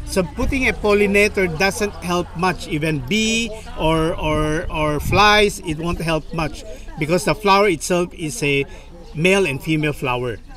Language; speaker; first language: English; non-native, fluent; Chinese